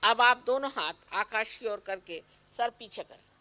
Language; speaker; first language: Hindi; non-native, local second language; Marathi